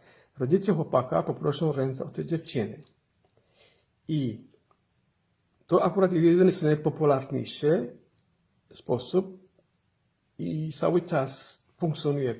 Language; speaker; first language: Polish; non-native, fluent; Somali